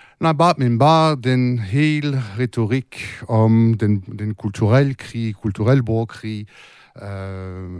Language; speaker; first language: Danish; non-native, fluent; French